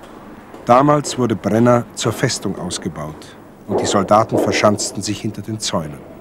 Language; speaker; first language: German; native; German